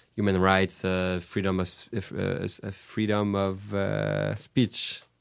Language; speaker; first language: English; non-native, fluent; French